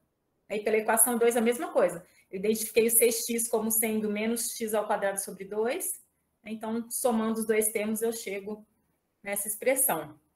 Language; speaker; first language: Portuguese; native; Portuguese